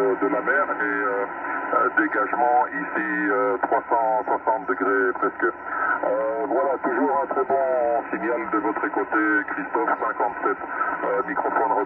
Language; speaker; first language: French; non-native, fluent; Greek